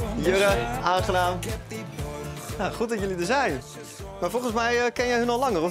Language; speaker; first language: Dutch; native; Dutch